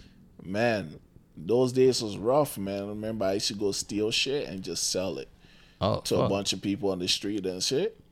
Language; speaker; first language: English; non-native, local second language; Akan